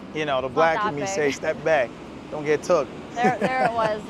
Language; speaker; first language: English; native; English